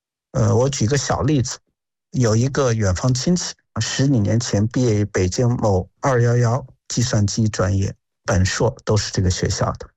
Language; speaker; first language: Chinese; native; Chinese